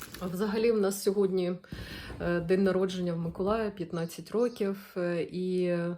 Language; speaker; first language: Ukrainian; non-native, local second language; Russian